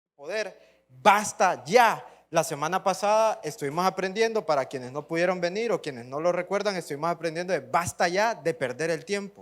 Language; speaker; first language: Spanish; native; Spanish